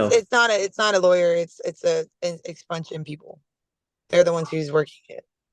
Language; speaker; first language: English; native; English